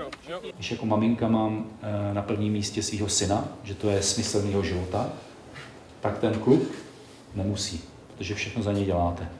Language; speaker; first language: Czech; native; Czech